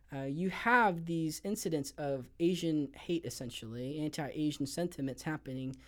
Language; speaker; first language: English; native; English